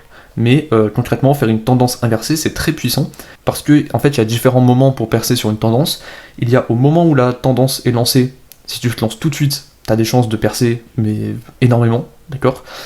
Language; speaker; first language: French; native; French